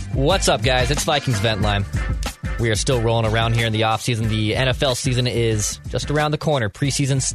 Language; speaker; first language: English; native; English